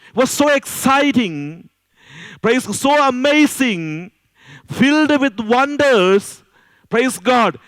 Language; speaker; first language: English; non-native, local second language; Malayalam